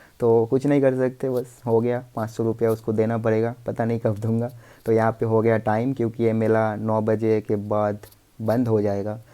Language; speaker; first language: Hindi; non-native, local second language; Bangla